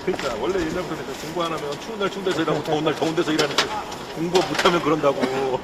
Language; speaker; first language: Korean; native; Korean